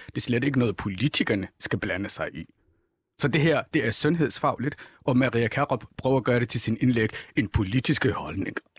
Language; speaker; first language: Danish; non-native, fluent; Somali